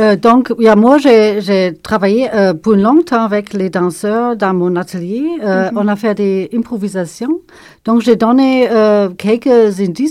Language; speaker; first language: French; non-native, fluent; German